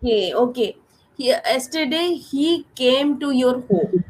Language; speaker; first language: English; non-native, learner; Odia